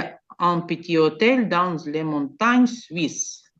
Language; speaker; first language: French; non-native, learner; Ukrainian